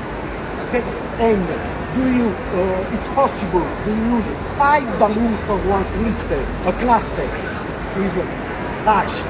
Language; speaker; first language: English; non-native, learner; Italian